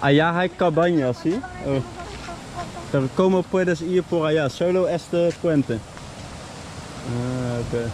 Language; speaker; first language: Spanish; non-native, learner; Dutch